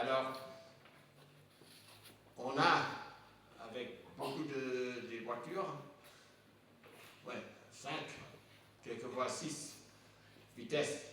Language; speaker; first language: French; non-native, fluent; English